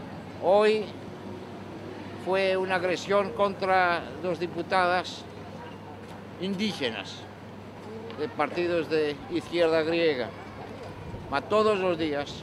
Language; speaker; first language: Spanish; non-native, fluent; Greek